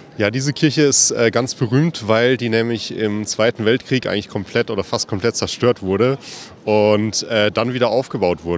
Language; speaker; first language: German; native; German